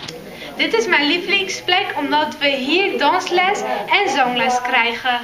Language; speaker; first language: Dutch; early bilingual, other home language; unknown